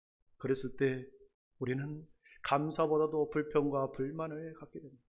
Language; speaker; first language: Korean; native; Korean